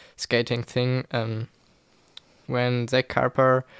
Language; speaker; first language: English; non-native, fluent; German